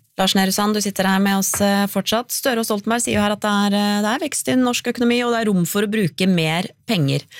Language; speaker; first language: Norwegian; native; Norwegian